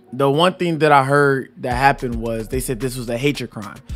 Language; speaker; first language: English; native; English